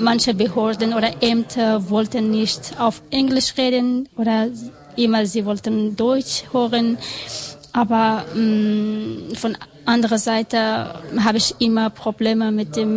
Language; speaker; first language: German; non-native, learner; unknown